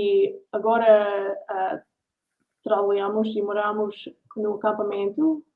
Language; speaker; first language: Portuguese; non-native, learner; English